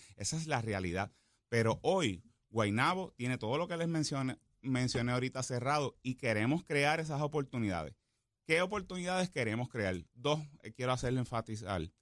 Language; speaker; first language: Spanish; native; Spanish